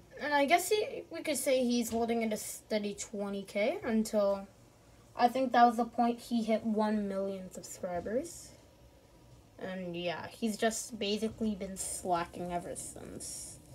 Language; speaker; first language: English; native; English